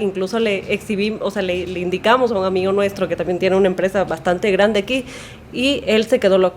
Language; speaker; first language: Spanish; native; Spanish